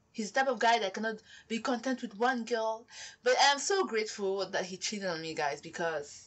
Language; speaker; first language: English; non-native, local second language; French